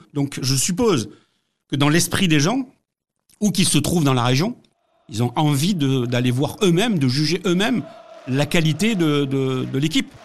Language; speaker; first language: French; native; French